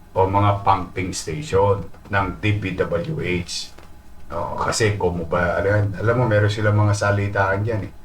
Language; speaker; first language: Filipino; native; Filipino